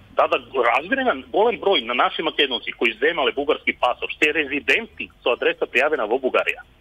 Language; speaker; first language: Macedonian; early bilingual, heritage; Macedonian